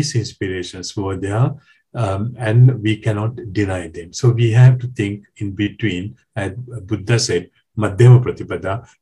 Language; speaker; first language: English; non-native, local second language; Sinhala